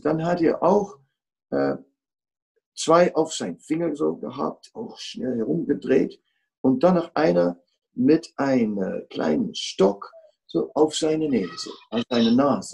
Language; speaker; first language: German; non-native, fluent; Dutch